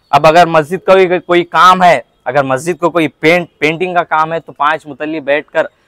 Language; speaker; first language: Hindi; non-native, local second language; Urdu